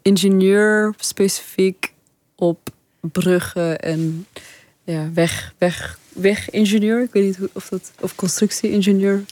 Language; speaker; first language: Dutch; early bilingual, other home language; Persian